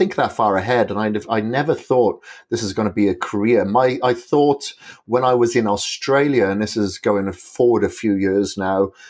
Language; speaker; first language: English; native; English